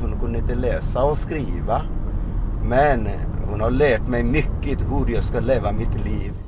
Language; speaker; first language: Swedish; non-native, fluent; Odia